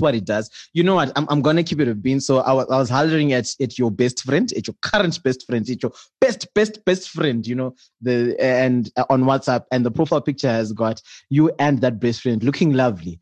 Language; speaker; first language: English; non-native, local second language; Shona